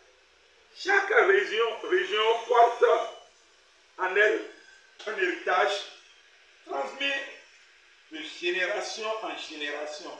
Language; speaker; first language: French; non-native, local second language; Fon